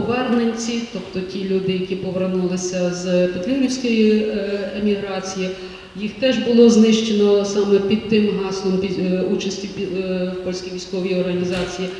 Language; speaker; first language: Ukrainian; native; Ukrainian